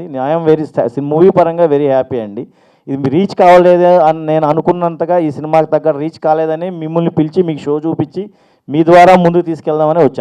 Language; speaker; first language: Telugu; native; Telugu